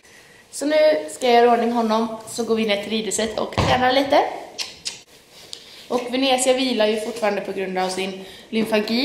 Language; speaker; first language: Swedish; native; Swedish